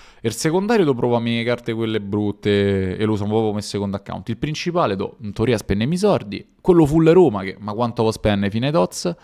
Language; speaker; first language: Italian; native; Italian